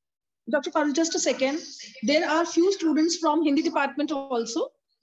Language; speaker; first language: English; non-native, local second language; Hindi